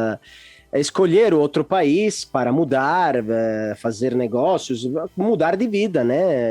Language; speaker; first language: Portuguese; non-native, fluent; Italian